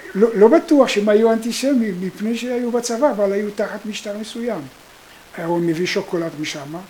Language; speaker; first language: Hebrew; non-native, fluent; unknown